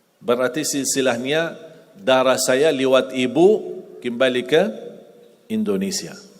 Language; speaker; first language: Indonesian; non-native, fluent; Arabic